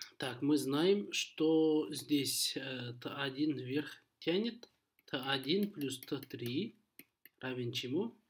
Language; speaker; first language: Russian; non-native, local second language; Kazakh